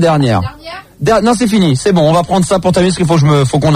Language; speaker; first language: French; native; French